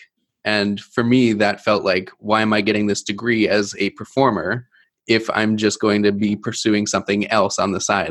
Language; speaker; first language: English; native; English